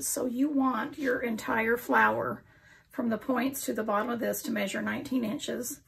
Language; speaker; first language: English; native; English